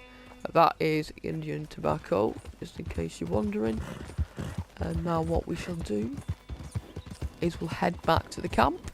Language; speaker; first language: English; native; English